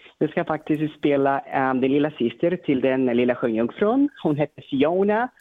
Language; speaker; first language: Swedish; non-native, fluent; Portuguese